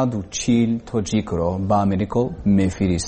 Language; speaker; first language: Persian; non-native, learner; English